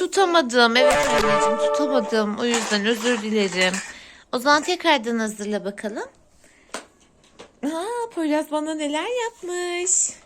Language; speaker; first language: Turkish; native; Turkish